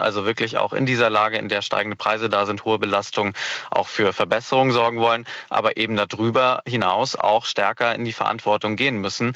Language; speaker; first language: German; native; German